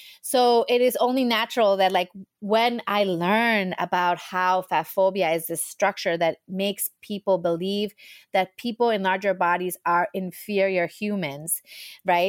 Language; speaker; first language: English; early bilingual, heritage; English